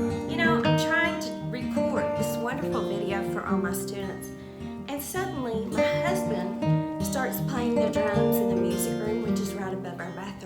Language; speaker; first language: English; native; English